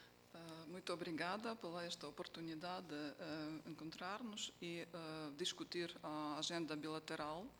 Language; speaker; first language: Portuguese; non-native, fluent; Ukrainian